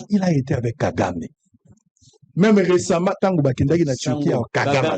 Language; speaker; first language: French; non-native, local second language; Lingala